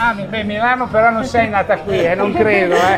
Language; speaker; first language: Italian; native; Italian